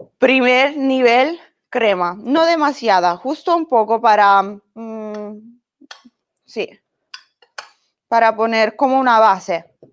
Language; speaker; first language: Spanish; non-native, learner; Italian